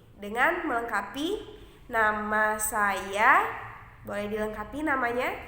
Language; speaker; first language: Indonesian; native; Indonesian